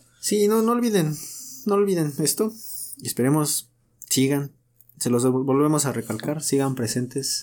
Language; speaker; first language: Spanish; native; Spanish